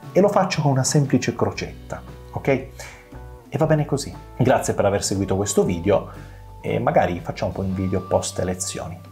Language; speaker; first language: Italian; early bilingual, other home language; Macedonian